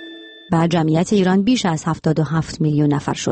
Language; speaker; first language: Persian; native; Persian